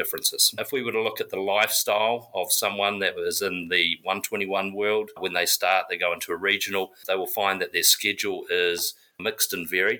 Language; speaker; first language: English; native; English